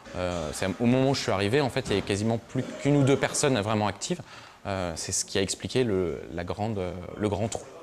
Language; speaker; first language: French; native; French